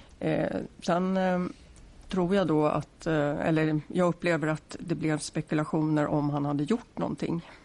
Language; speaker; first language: Swedish; native; Swedish